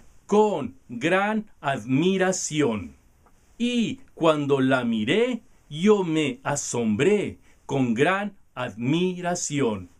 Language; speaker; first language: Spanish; non-native, learner; English